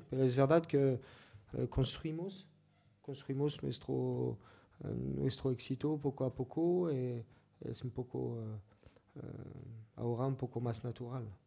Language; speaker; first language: Spanish; non-native, fluent; French